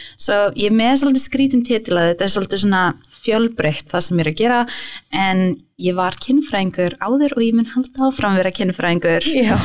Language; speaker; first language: Icelandic; early bilingual, heritage; English